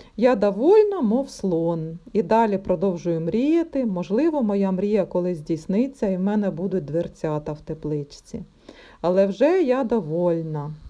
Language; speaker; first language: Ukrainian; non-native, local second language; Russian